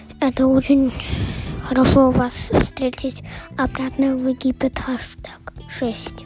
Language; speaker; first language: Russian; early bilingual, heritage; Russian